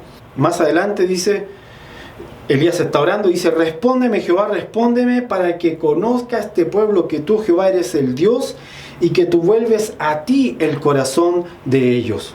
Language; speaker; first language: Spanish; native; Spanish